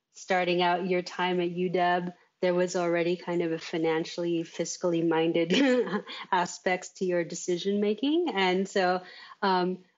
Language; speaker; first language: English; native; English